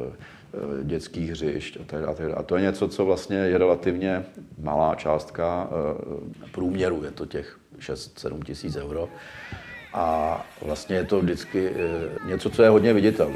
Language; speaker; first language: Czech; native; Czech